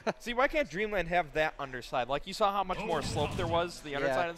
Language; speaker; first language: English; native; English